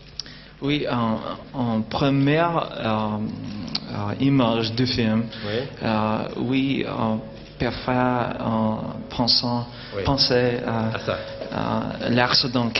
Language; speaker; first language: French; non-native, learner; English